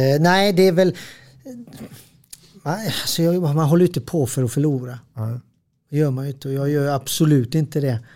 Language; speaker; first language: Swedish; early bilingual, other home language; Serbian